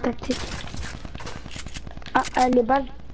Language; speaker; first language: French; native; French